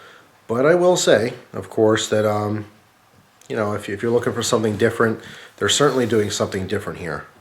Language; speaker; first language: English; native; English